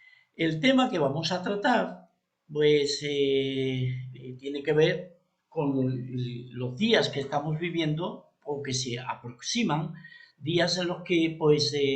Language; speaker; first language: Spanish; native; Spanish